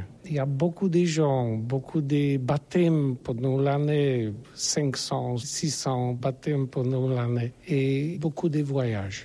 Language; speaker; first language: French; non-native, learner; Polish